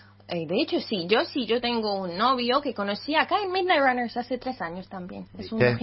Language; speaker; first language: Spanish; non-native, fluent; Russian